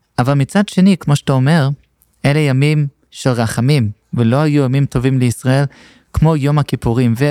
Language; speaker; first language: Hebrew; non-native, fluent; English